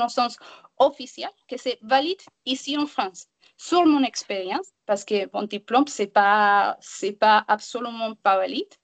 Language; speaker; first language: French; non-native, learner; Spanish